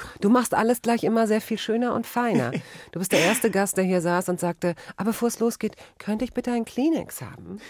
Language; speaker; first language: German; native; German